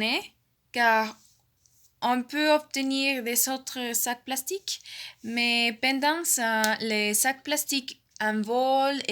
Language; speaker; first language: French; non-native, learner; Spanish